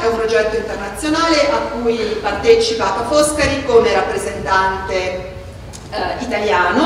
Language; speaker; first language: Italian; native; Italian